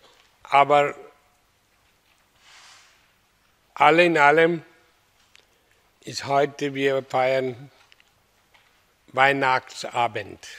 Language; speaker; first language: German; non-native, learner; Hindi